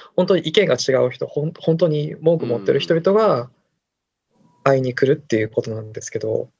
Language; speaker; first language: Japanese; non-native, fluent; Korean